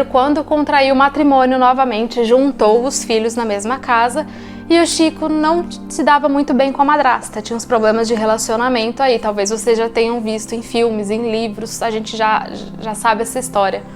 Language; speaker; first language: Portuguese; native; Portuguese